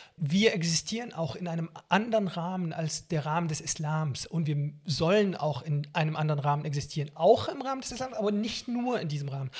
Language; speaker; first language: German; non-native, fluent; Arabic